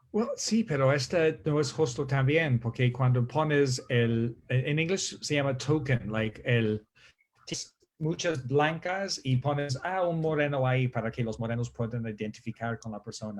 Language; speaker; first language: Spanish; non-native, fluent; English